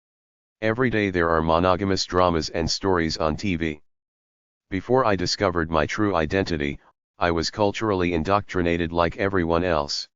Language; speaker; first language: English; native; English